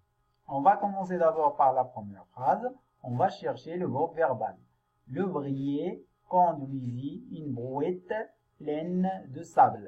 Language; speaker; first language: French; non-native, local second language; Arabic